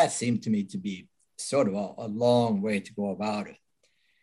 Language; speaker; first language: English; non-native, fluent; Swedish